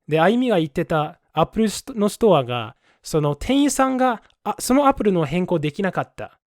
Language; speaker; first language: Japanese; non-native, fluent; English